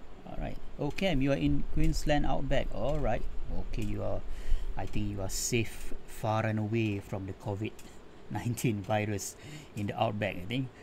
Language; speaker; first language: English; non-native, local second language; Malay